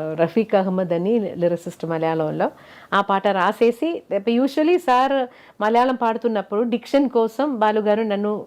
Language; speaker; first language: Telugu; non-native, fluent; Malayalam